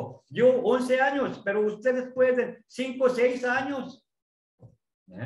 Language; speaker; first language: Spanish; non-native, learner; Korean